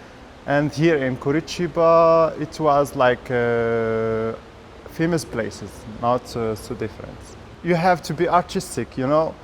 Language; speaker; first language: English; non-native, learner; Arabic